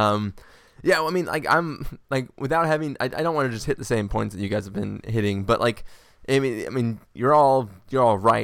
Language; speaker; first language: English; native; English